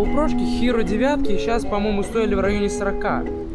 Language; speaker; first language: Russian; native; Russian